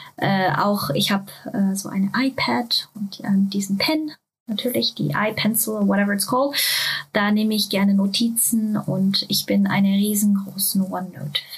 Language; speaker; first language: German; non-native, fluent; Japanese